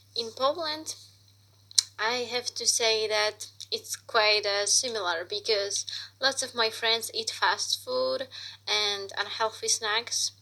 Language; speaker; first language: English; non-native, fluent; Polish